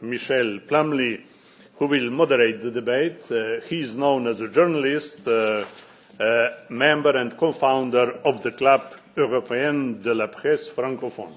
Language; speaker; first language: English; non-native, fluent; Slovenian